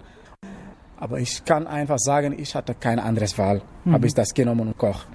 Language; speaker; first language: German; non-native, learner; Wolof